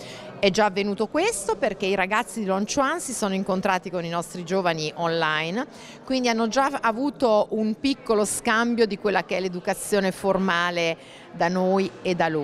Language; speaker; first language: Italian; native; Italian